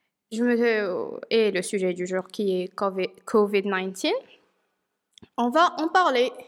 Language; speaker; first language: French; non-native, local second language; Arabic